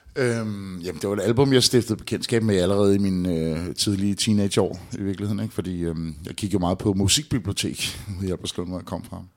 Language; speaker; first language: Danish; native; Danish